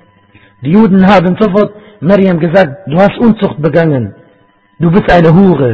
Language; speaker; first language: German; non-native, fluent; Arabic